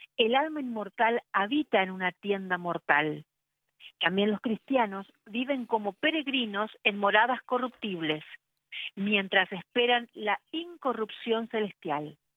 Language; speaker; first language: Spanish; native; Spanish